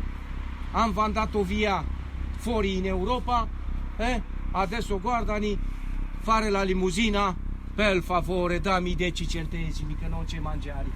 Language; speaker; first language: Italian; non-native, learner; Romanian